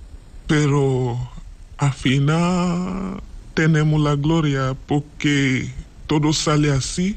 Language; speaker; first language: Spanish; non-native, learner; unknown